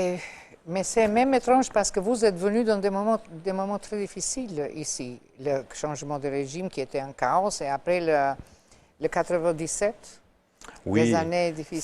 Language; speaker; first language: French; non-native, fluent; Albanian